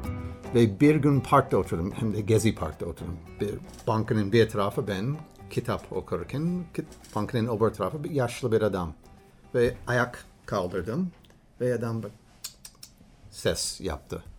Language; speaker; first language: Turkish; non-native, learner; English